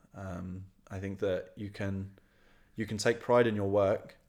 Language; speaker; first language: English; native; English